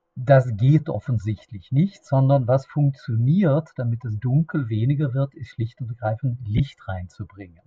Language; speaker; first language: German; non-native, fluent; Swedish